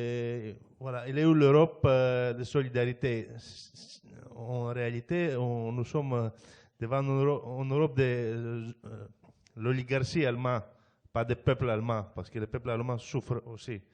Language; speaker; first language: French; non-native, fluent; Greek